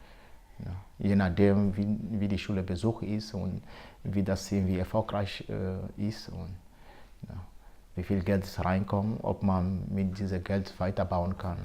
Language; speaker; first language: German; non-native, fluent; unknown